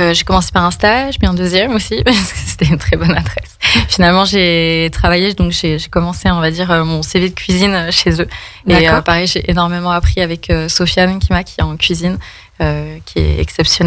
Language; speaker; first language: French; native; French